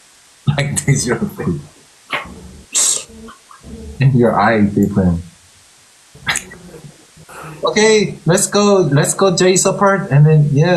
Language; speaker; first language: English; non-native, learner; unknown